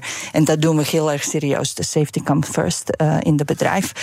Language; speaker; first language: Dutch; non-native, fluent; Serbian